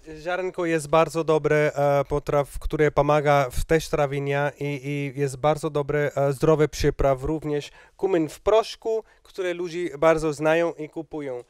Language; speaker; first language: Polish; non-native, learner; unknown